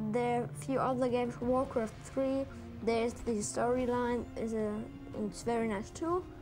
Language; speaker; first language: English; non-native, learner; German